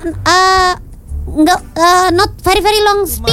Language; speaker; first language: English; non-native, learner; Indonesian